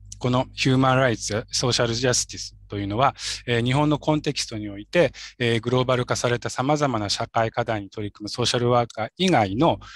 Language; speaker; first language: Japanese; native; Japanese